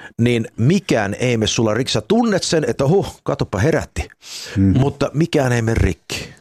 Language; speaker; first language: Finnish; early bilingual, heritage; Finnish